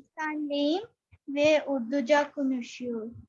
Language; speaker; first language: Turkish; non-native, learner; Urdu